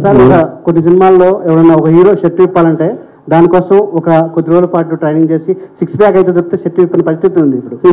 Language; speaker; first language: Telugu; native; Telugu